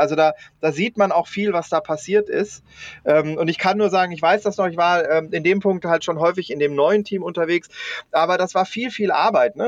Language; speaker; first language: German; native; German